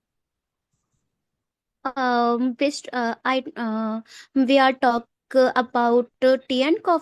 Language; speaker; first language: English; non-native, learner; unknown